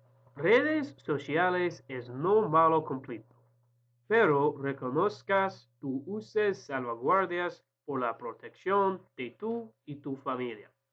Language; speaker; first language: Spanish; non-native, learner; English